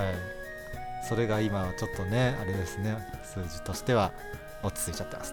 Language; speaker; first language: Japanese; native; Japanese